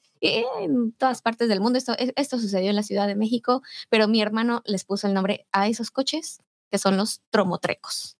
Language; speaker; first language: Spanish; native; Spanish